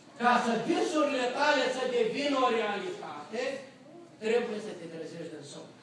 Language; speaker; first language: Romanian; native; Romanian